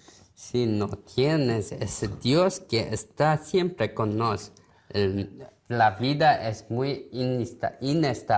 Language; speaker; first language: Spanish; non-native, learner; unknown